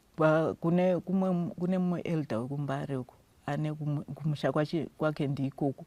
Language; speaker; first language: Shona; non-native, local second language; North Ndebele